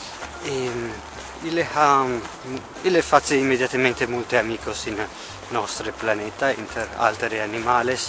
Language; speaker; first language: Italian; non-native, learner; Russian